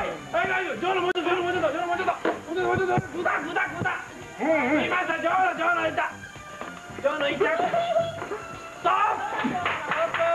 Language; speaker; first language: Japanese; native; Japanese